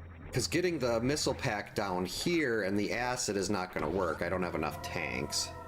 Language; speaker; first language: English; native; English